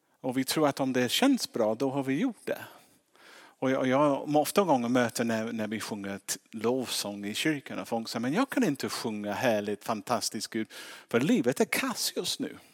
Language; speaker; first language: Swedish; non-native, fluent; English